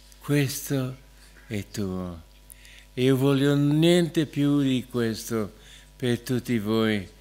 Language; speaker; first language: Italian; non-native, fluent; English